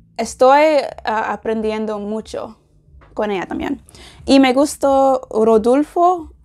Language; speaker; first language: Spanish; non-native, learner; English